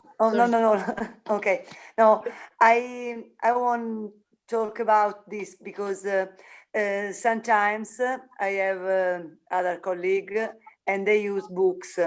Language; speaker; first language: English; non-native, learner; Italian